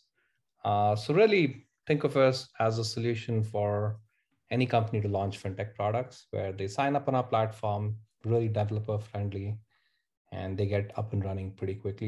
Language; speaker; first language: English; non-native, local second language; Hindi